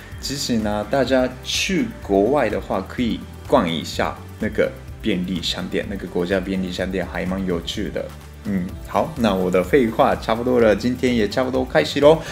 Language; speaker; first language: Chinese; non-native, fluent; Japanese